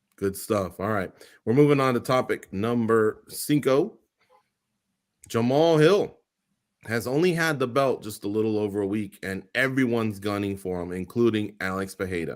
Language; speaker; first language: English; native; English